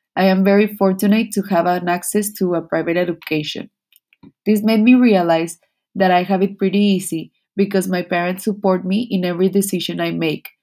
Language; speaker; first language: English; non-native, fluent; Spanish